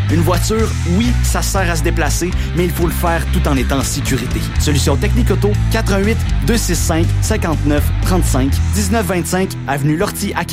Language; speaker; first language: French; native; French